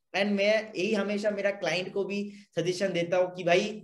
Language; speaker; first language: Hindi; non-native, local second language; Bangla